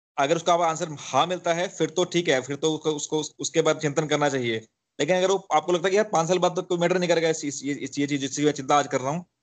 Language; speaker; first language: Hindi; native; Hindi